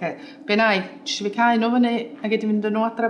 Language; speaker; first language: Welsh; native; Welsh